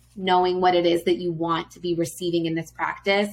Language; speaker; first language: English; native; English